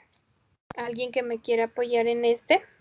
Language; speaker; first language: Spanish; native; Spanish